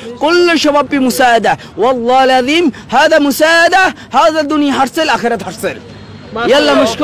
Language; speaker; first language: Arabic; non-native, learner; Bangla